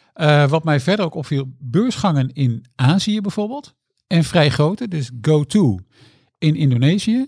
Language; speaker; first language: Dutch; native; Dutch